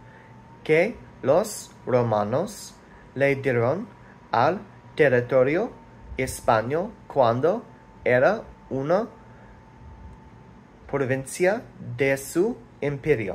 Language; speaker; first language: Spanish; non-native, learner; English